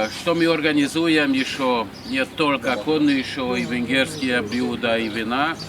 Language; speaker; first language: Russian; non-native, learner; Hungarian